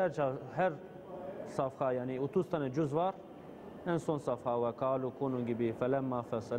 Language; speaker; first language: Turkish; non-native, fluent; Bulgarian